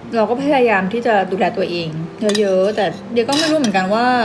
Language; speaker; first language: Thai; native; Thai